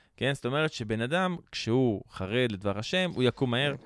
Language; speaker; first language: Hebrew; native; Hebrew